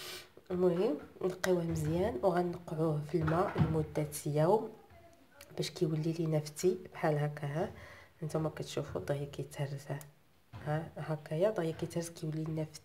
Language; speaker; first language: Arabic; native; Arabic